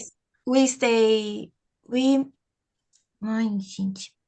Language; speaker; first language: English; non-native, learner; Portuguese